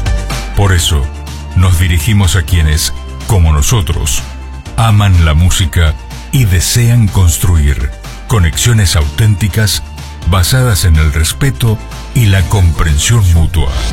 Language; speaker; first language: Spanish; native; Spanish